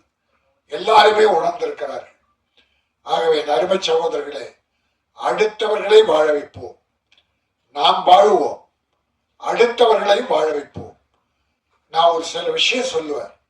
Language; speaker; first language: Tamil; native; Tamil